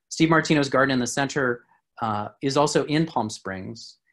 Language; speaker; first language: English; native; English